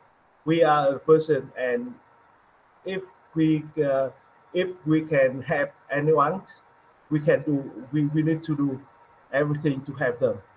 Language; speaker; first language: English; non-native, learner; Vietnamese